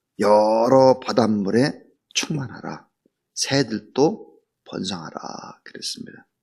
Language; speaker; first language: Korean; native; Korean